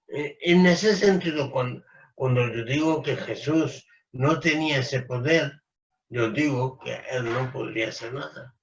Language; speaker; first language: Spanish; non-native, fluent; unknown